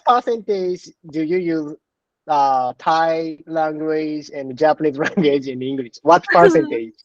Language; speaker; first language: English; non-native, learner; Japanese